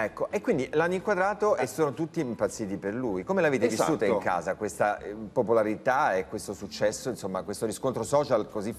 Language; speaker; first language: Italian; native; Italian